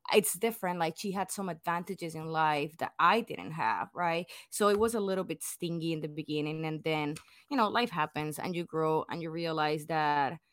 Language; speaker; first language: English; non-native, fluent; Spanish